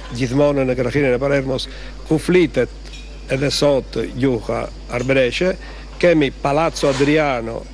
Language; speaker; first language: Albanian; early bilingual, heritage; Albanian